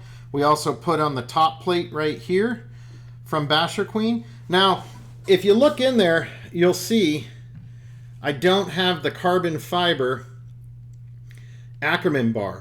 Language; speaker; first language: English; native; English